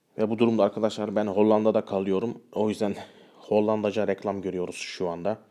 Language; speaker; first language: Turkish; early bilingual, heritage; Turkish